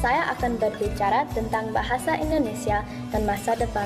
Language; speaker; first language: Indonesian; non-native, learner; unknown